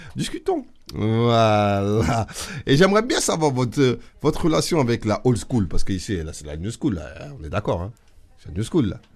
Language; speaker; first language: French; native; French